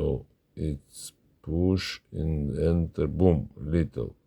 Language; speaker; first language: English; non-native, learner; Russian